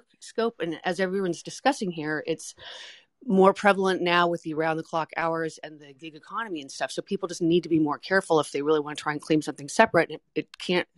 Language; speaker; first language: English; non-native, fluent; Portuguese